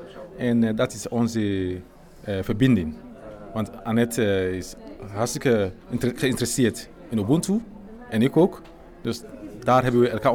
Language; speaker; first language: Dutch; non-native, fluent; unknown